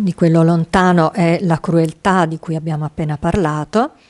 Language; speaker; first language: Italian; native; Italian